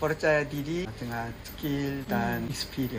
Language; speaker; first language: Indonesian; non-native, learner; Korean